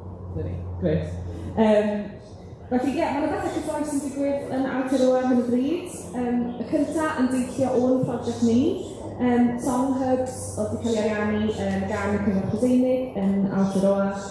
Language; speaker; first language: Welsh; native; Welsh